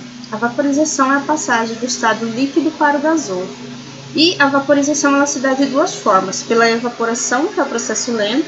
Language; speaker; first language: Portuguese; native; Portuguese